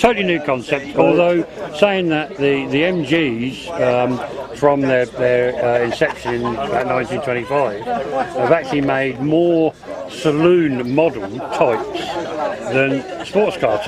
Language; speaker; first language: English; native; English